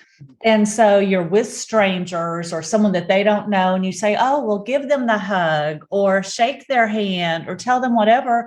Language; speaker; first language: English; native; English